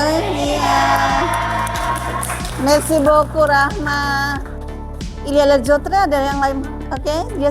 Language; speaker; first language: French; non-native, learner; Indonesian